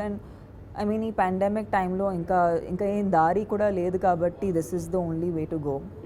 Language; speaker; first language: Telugu; non-native, fluent; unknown